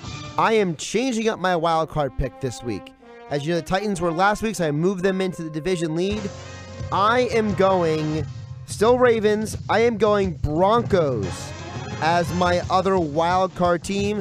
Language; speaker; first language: English; native; English